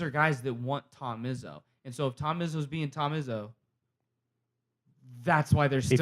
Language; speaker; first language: English; native; English